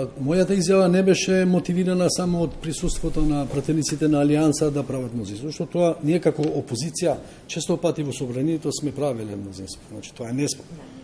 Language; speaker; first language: Macedonian; non-native, local second language; Albanian